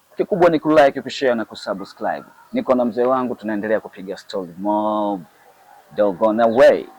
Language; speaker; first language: Swahili; native; Swahili